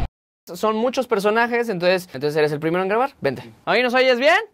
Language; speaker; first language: Spanish; native; Spanish